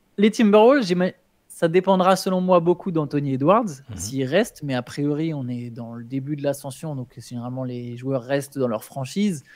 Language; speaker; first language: French; native; French